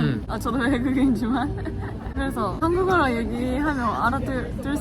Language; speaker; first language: Korean; non-native, fluent; Japanese